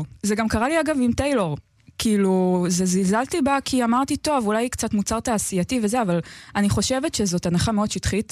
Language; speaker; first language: Hebrew; native; Hebrew